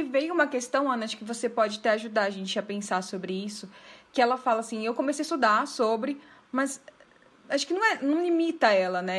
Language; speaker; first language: Portuguese; native; Portuguese